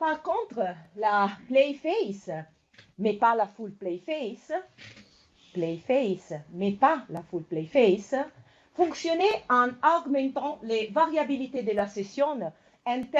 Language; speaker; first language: French; non-native, fluent; Italian